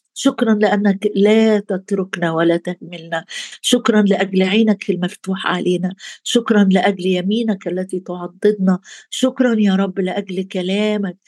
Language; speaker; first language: Arabic; native; Arabic